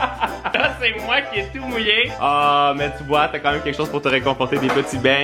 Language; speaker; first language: French; native; French